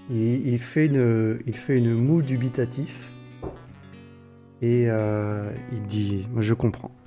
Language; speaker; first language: French; native; French